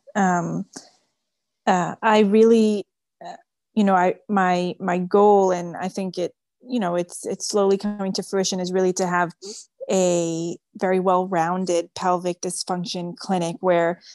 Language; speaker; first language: English; early bilingual, other home language; French